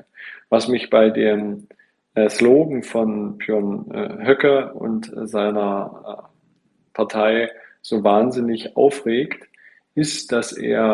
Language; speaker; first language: German; native; German